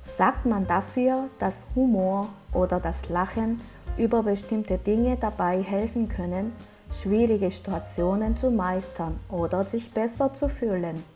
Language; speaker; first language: German; non-native, fluent; Korean